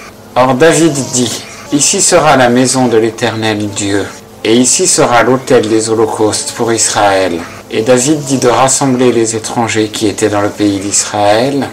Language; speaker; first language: French; native; French